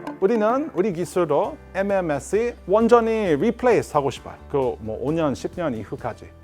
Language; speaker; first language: Korean; non-native, learner; English